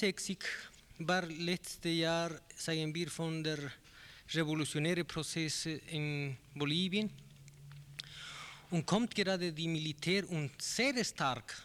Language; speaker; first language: German; non-native, learner; Spanish